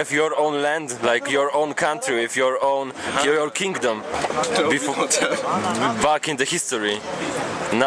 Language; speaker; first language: English; non-native, learner; Polish